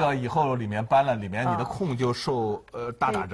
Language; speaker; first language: Chinese; native; Chinese